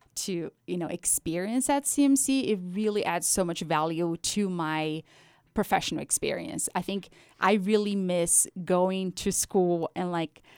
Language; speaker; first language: English; non-native, fluent; Portuguese